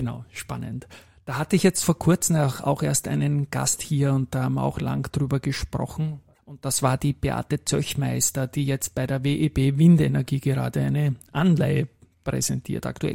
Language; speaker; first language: German; native; German